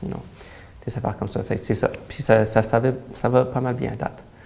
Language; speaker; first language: French; non-native, local second language; English